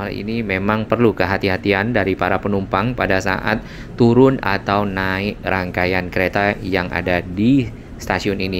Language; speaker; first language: Indonesian; native; Indonesian